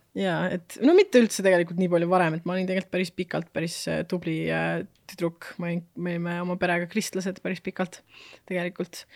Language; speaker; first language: Estonian; native; Estonian